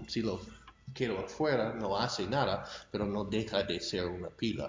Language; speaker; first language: Spanish; non-native, fluent; English